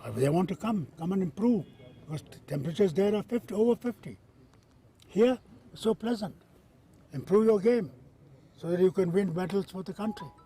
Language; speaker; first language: English; non-native, local second language; Kashmiri